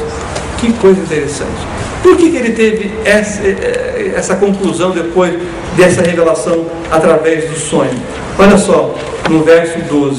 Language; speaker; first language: Portuguese; native; Portuguese